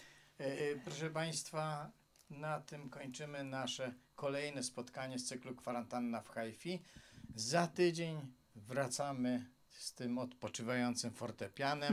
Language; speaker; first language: Polish; native; Polish